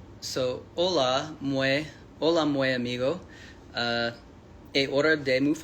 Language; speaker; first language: Spanish; non-native, learner; English